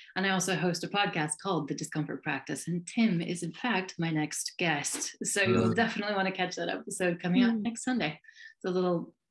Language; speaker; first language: English; native; English